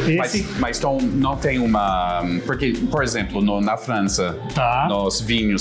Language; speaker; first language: Portuguese; non-native, fluent; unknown